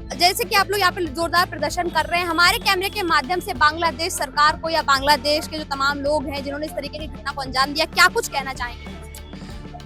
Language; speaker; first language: Hindi; native; Hindi